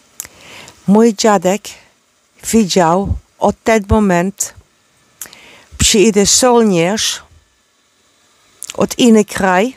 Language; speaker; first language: Polish; non-native, learner; Dutch